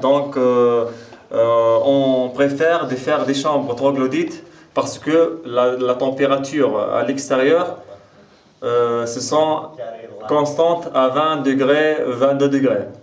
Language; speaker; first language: French; non-native, local second language; Arabic